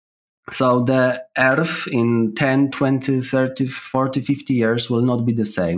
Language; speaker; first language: English; non-native, fluent; Polish